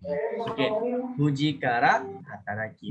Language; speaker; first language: Japanese; non-native, fluent; Indonesian